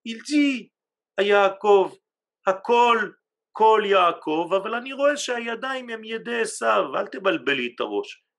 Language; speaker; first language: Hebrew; non-native, fluent; French